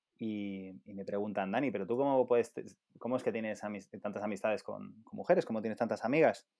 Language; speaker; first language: Spanish; native; Spanish